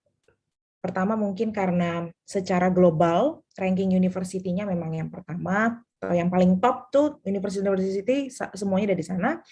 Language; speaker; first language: Indonesian; native; Indonesian